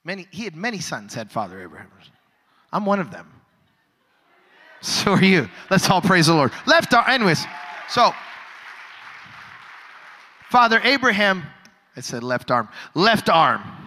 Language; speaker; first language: English; early bilingual, other home language; Spanish